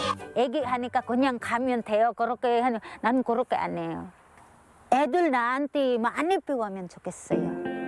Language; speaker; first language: Korean; non-native, learner; Filipino